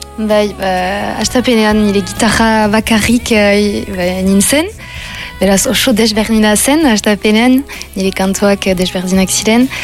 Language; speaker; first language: Basque; non-native, local second language; French